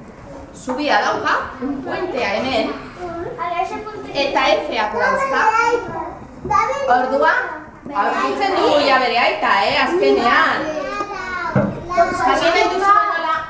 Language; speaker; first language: Basque; non-native, local second language; Spanish